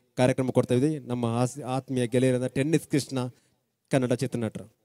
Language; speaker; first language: Kannada; non-native, local second language; Malayalam